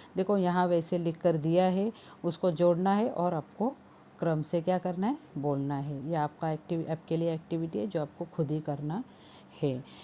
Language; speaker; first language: Hindi; non-native, local second language; Marathi